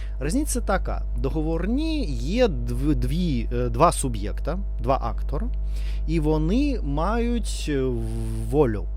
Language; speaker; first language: Ukrainian; non-native, learner; Russian